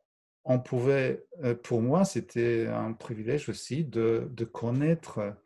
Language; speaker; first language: French; non-native, fluent; Polish